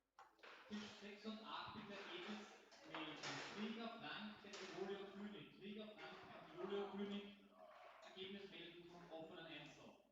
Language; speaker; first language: German; native; German